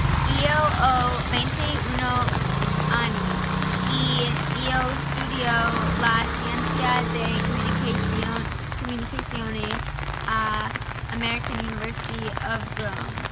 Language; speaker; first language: Italian; non-native, learner; English